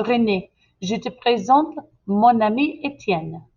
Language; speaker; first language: French; non-native, fluent; English